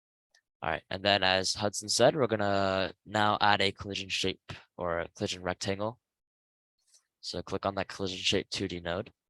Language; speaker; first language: English; native; English